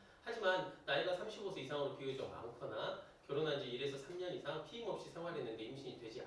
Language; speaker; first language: Korean; native; Korean